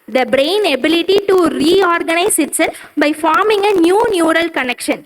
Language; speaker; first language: English; non-native, local second language; Tamil